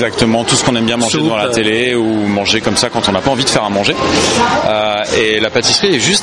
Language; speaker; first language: French; native; French